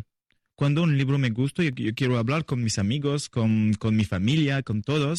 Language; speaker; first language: Spanish; non-native, learner; French